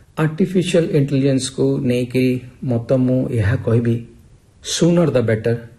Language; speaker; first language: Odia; native; Odia